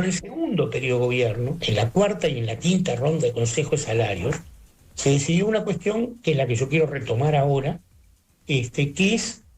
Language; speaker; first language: Spanish; native; Spanish